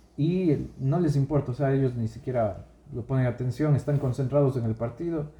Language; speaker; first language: Spanish; native; Spanish